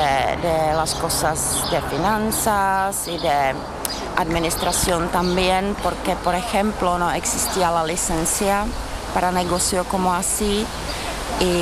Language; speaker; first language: Spanish; non-native, fluent; Czech